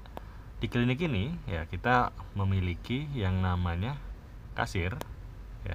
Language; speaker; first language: Indonesian; native; Indonesian